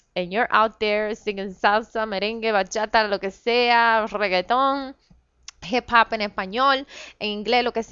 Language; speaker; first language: Spanish; early bilingual, heritage; Spanish